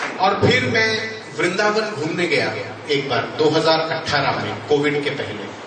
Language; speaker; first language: Hindi; native; Hindi